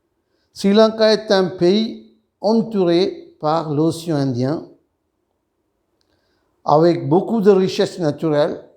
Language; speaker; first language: French; non-native, fluent; Sinhala